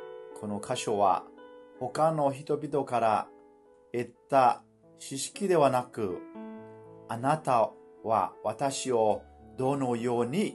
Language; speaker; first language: Japanese; non-native, fluent; Burmese